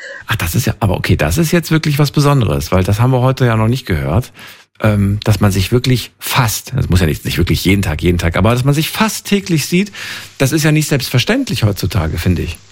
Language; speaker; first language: German; native; German